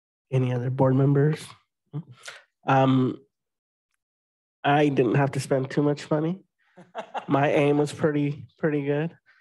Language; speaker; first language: English; native; English